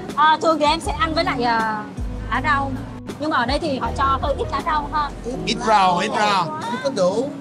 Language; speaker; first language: Vietnamese; native; Vietnamese